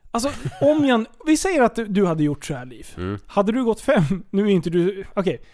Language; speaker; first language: Swedish; native; Swedish